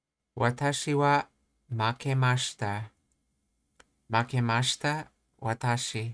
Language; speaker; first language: Japanese; non-native, learner; English